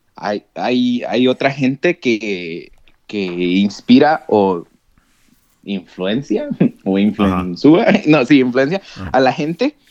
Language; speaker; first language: Spanish; native; Spanish